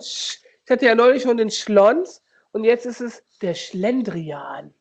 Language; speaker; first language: German; native; German